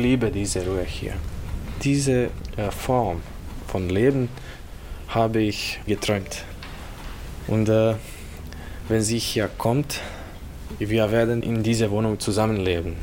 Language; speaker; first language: German; non-native, learner; Bosnian